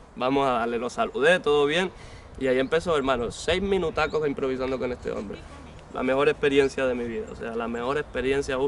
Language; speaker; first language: Spanish; native; Spanish